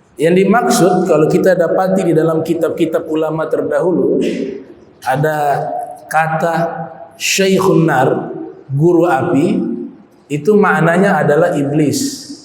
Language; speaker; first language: Malay; native; Malay